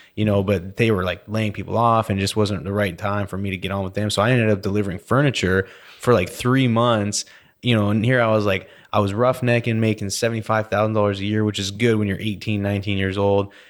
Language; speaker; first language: English; native; English